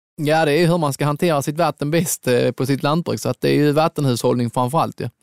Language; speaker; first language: Swedish; native; Swedish